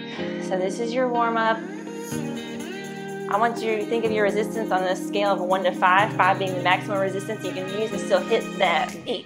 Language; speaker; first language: English; native; English